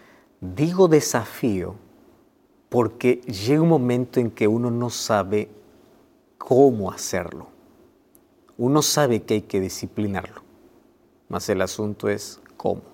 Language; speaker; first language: Spanish; native; Spanish